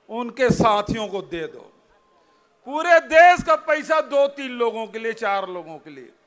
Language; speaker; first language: Hindi; native; Hindi